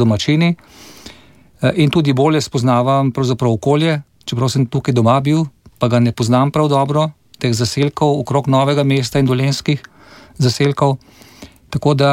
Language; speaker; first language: Slovenian; native; Slovenian